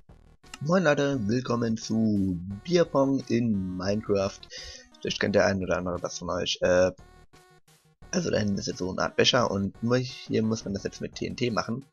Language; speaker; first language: German; native; German